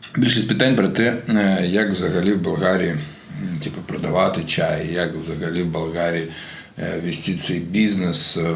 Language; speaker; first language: Ukrainian; non-native, local second language; Russian